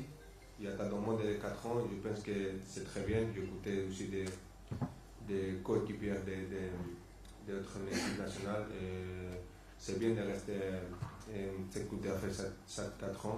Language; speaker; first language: French; non-native, fluent; Spanish